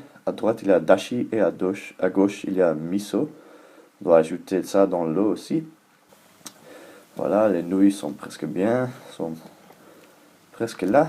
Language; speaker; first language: French; non-native, learner; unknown